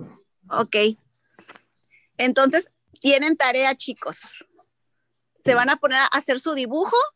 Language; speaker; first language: Spanish; native; Spanish